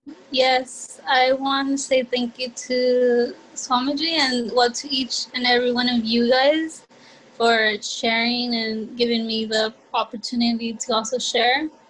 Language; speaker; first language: English; early bilingual, other home language; Spanish